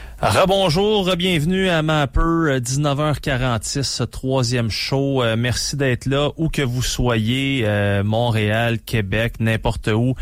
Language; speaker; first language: French; native; French